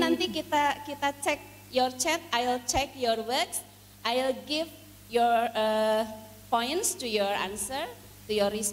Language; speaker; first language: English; non-native, fluent; Indonesian